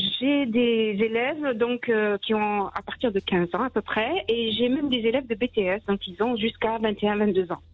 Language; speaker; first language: French; early bilingual, other home language; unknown